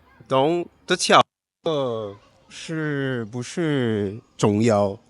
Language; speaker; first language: Chinese; non-native, learner; Portuguese